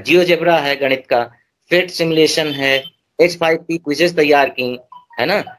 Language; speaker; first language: Hindi; native; Hindi